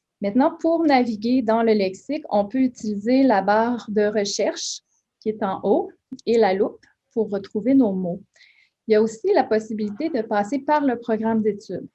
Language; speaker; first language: French; native; French